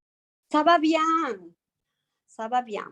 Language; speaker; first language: French; non-native, learner; Spanish